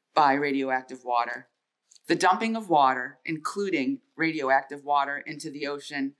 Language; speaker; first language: English; native; English